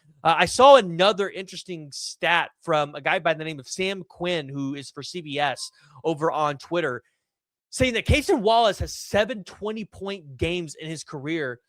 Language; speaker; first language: English; native; English